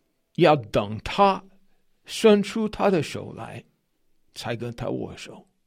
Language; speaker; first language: Chinese; non-native, fluent; English